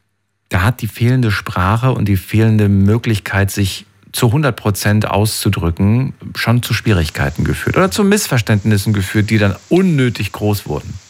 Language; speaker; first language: German; native; German